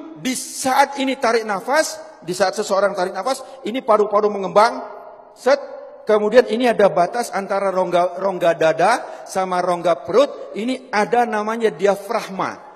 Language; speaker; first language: Indonesian; native; Indonesian